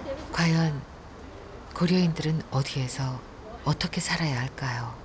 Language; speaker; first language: Korean; native; Korean